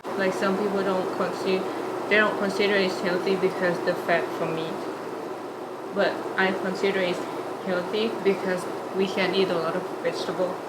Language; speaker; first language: English; non-native, fluent; Thai